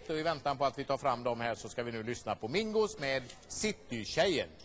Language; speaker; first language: Swedish; native; Swedish